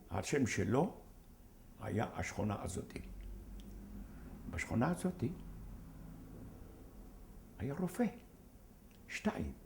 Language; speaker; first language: Hebrew; non-native, fluent; Ladino